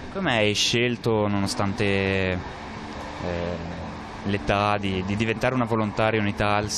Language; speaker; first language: Italian; native; Italian